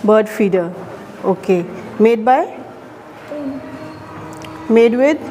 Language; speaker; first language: English; non-native, local second language; Hindi